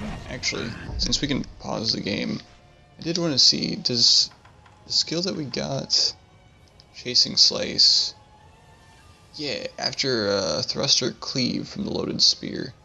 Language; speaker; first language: English; native; English